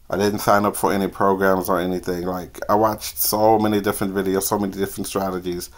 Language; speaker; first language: English; native; English